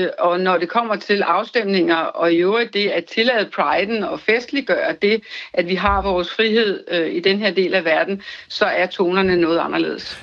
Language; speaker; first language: Danish; native; Danish